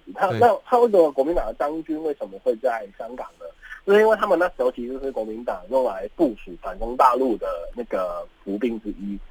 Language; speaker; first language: Chinese; non-native, fluent; Cantonese